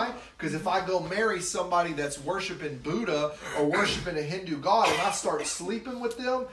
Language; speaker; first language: English; native; English